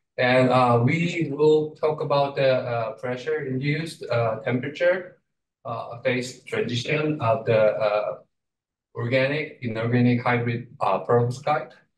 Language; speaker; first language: English; non-native, fluent; Korean